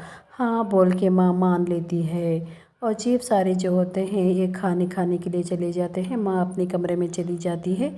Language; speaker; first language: Hindi; non-native, local second language; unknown